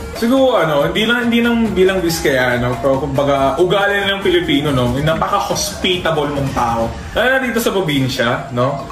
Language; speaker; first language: Filipino; non-native, local second language; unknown